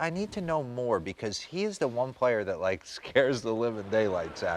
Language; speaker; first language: English; native; English